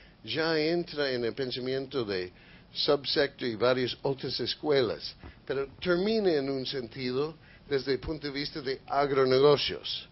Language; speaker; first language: Spanish; non-native, fluent; English